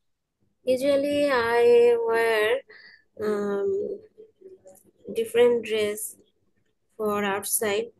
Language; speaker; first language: English; non-native, learner; Bangla